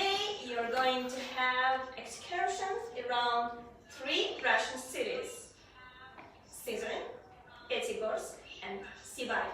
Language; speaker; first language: English; non-native, learner; Russian